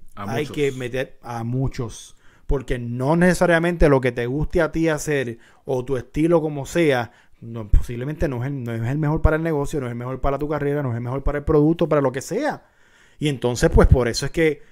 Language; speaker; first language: Spanish; native; Spanish